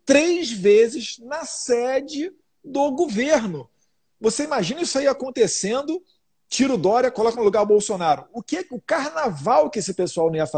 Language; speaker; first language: Portuguese; native; Portuguese